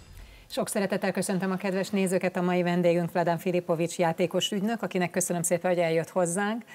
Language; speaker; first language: Hungarian; native; Hungarian